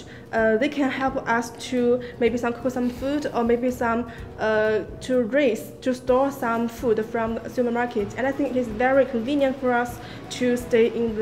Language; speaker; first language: English; non-native, learner; Chinese